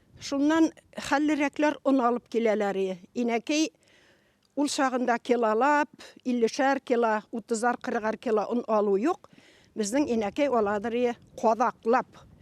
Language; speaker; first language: Tatar; native; Tatar